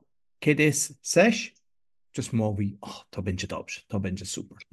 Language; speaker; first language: Polish; non-native, learner; English